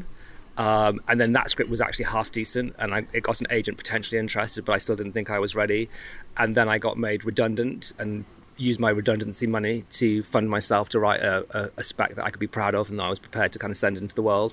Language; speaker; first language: English; native; English